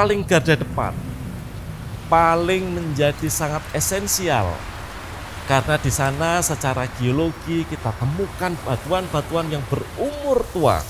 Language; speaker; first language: Indonesian; native; Indonesian